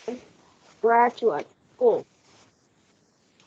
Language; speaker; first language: English; non-native, fluent; Vietnamese